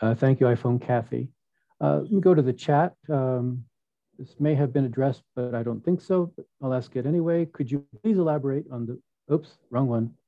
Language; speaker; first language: English; early bilingual, other home language; Spanish